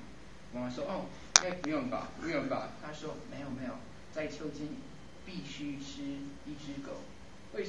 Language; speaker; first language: Chinese; non-native, fluent; English